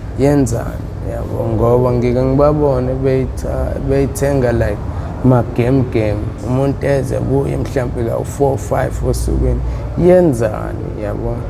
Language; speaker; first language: Zulu; native; Zulu